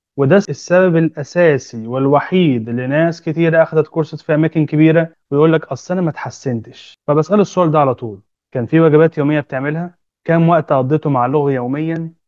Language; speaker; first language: Arabic; native; Arabic